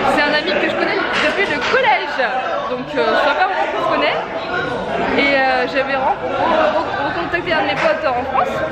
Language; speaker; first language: French; early bilingual, other home language; Chinese